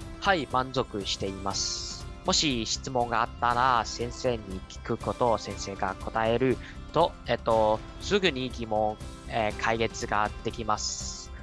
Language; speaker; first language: Japanese; non-native, learner; Cantonese